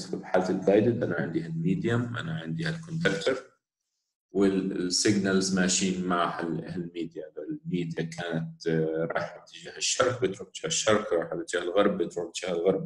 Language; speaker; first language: Arabic; native; Arabic